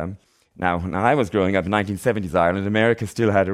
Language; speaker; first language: English; native; English